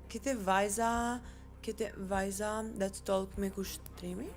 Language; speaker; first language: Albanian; early bilingual, heritage; English